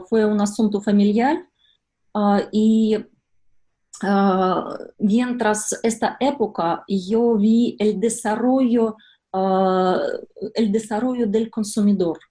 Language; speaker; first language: Spanish; non-native, fluent; Russian